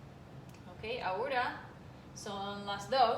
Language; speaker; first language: Spanish; non-native, fluent; English